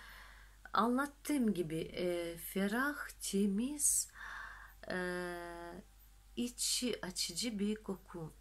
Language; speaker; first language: Turkish; non-native, fluent; Russian